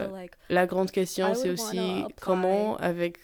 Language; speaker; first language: French; non-native, fluent; Polish